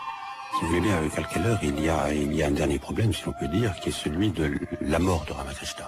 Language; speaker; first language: French; native; French